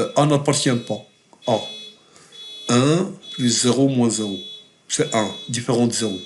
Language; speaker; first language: French; non-native, local second language; Arabic